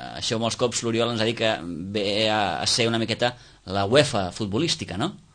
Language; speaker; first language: Catalan; native; Catalan